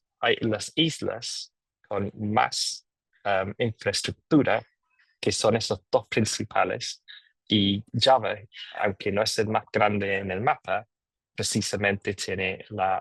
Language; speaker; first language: Spanish; non-native, fluent; English